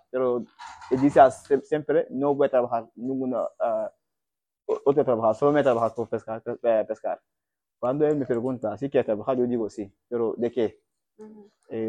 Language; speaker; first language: Spanish; non-native, learner; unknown